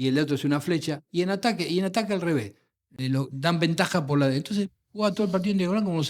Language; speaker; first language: Spanish; native; Spanish